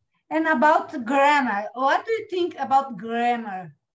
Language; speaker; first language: English; non-native, learner; Portuguese